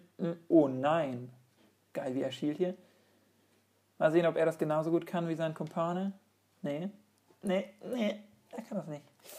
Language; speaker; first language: German; native; German